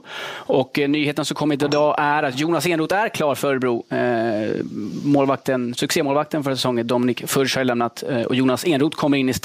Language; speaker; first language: Swedish; native; Swedish